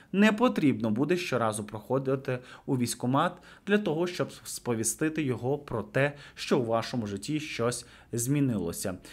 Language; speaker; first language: Ukrainian; native; Ukrainian